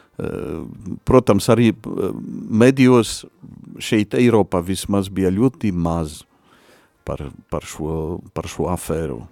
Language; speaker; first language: Latvian; non-native, fluent; Polish